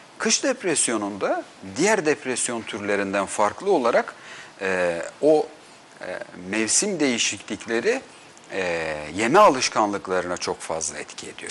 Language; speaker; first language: Turkish; native; Turkish